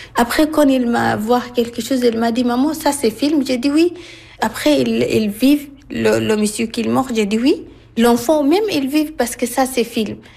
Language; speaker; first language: French; non-native, learner; Arabic